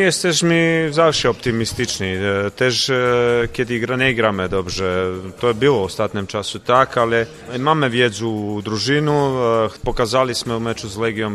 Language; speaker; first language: Polish; non-native, learner; Croatian